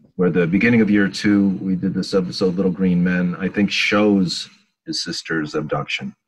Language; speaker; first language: English; native; English